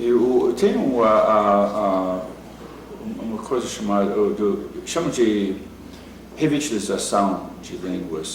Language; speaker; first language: Portuguese; non-native, fluent; English